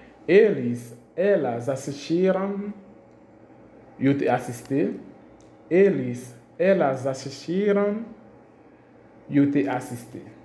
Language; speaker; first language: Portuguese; non-native, fluent; Haitian Creole